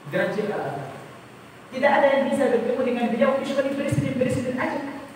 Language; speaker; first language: Indonesian; non-native, fluent; Arabic